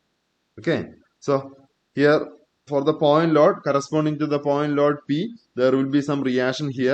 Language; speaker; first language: English; non-native, local second language; Malayalam